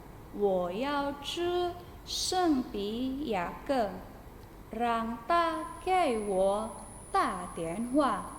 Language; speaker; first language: Chinese; non-native, fluent; Indonesian